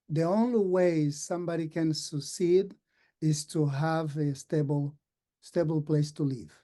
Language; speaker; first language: English; non-native, fluent; Portuguese